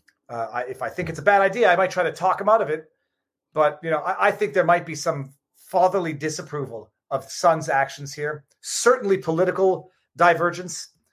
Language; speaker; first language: English; native; English